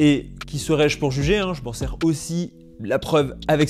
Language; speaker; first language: French; native; French